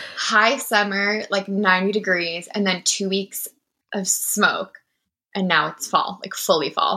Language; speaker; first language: English; native; English